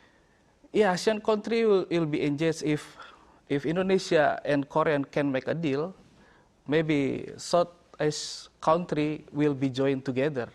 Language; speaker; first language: English; non-native, learner; Indonesian